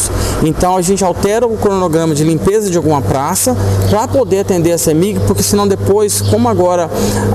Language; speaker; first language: Portuguese; native; Portuguese